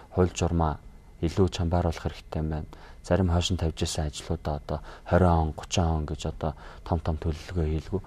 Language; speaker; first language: Mongolian; native; Mongolian